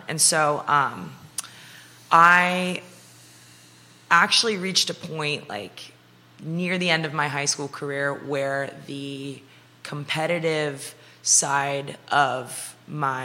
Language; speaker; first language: English; native; English